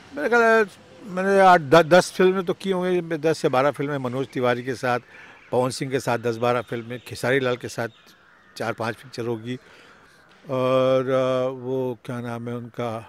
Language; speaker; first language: Hindi; native; Hindi